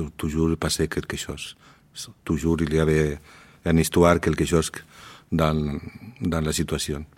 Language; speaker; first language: French; non-native, learner; Spanish